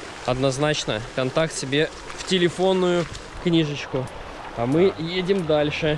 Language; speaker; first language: Russian; native; Russian